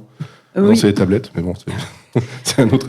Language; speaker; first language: French; native; French